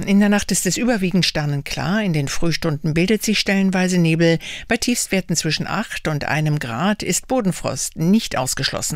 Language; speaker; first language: German; native; German